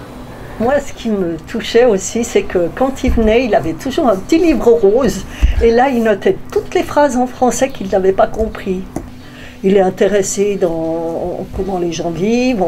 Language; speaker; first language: French; native; French